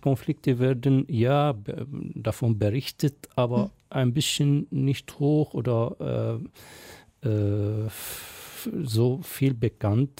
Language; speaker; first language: German; non-native, fluent; Arabic